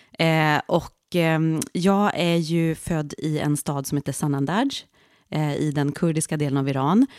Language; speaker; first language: Swedish; early bilingual, other home language; Central Kurdish